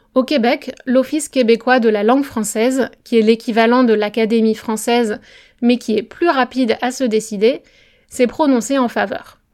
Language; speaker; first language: French; native; French